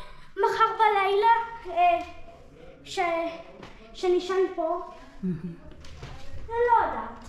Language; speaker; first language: Hebrew; early bilingual, other home language; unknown